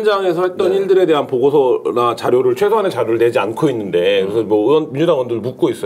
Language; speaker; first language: Korean; native; Korean